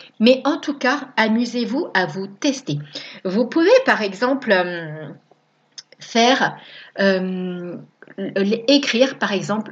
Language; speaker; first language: French; native; French